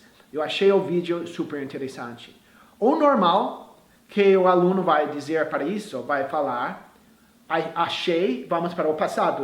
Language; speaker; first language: Portuguese; non-native, fluent; English